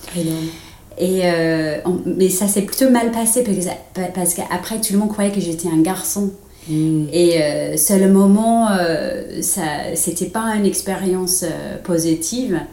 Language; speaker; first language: French; non-native, fluent; English